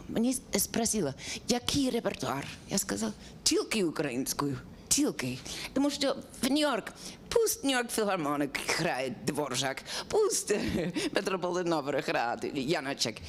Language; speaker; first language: Ukrainian; non-native, learner; English